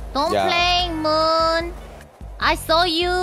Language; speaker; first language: English; non-native, learner; Korean